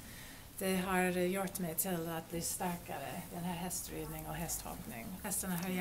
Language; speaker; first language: Swedish; non-native, fluent; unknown